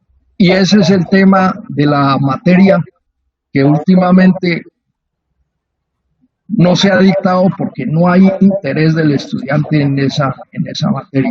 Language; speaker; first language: Spanish; native; Spanish